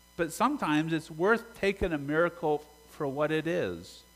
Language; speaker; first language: English; native; English